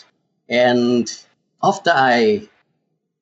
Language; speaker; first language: English; non-native, local second language; Afrikaans